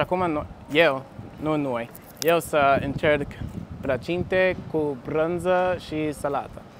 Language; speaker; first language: Romanian; non-native, learner; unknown